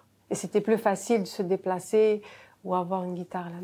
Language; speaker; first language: French; non-native, local second language; Arabic